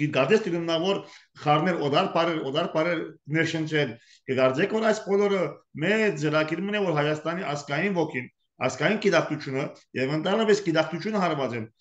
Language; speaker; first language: Armenian; early bilingual, heritage; Armenian